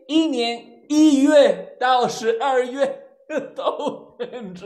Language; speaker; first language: Chinese; non-native, fluent; Spanish